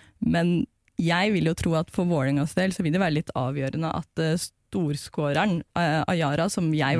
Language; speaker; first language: Norwegian; native; Norwegian